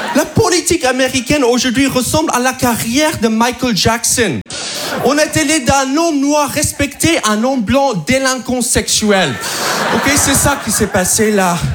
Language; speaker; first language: French; non-native, fluent; English